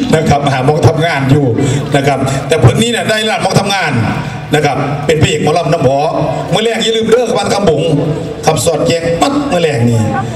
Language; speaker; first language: Thai; non-native, local second language; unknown